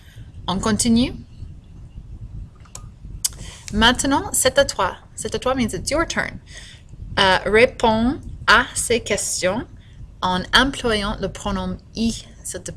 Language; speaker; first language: French; non-native, fluent; English